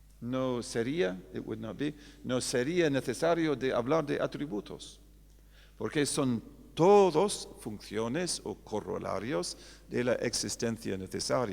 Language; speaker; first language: Spanish; non-native, fluent; English